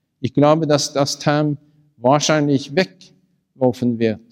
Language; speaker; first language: German; non-native, learner; Norwegian